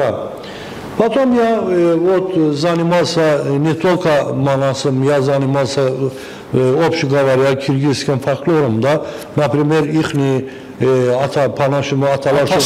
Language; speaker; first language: Russian; non-native, fluent; Azerbaijani